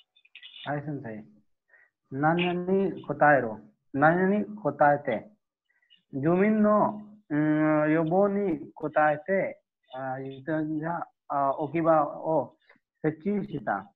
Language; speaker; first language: Japanese; non-native, learner; Hindi